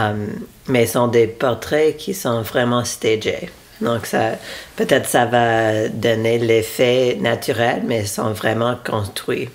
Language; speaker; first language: French; non-native, local second language; English